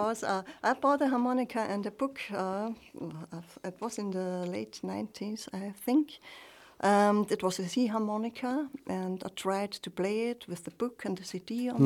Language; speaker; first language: English; non-native, fluent; German